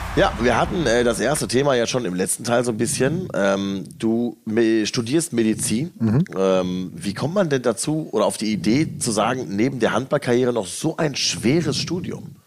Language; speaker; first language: German; native; German